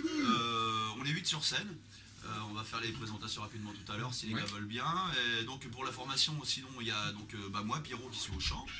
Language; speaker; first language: French; native; French